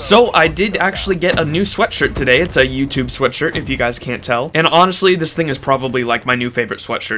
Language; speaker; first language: English; native; English